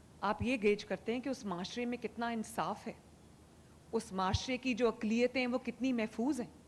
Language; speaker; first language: Urdu; native; Urdu